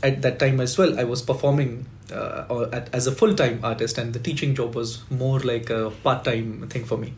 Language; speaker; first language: English; non-native, local second language; Marathi